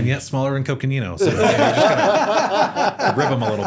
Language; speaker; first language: English; native; English